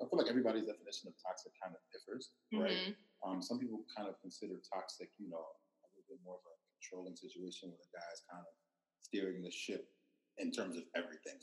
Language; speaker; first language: English; native; English